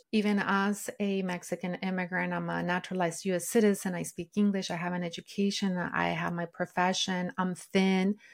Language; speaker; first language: English; early bilingual, other home language; Spanish